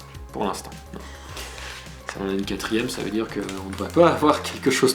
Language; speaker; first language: French; native; French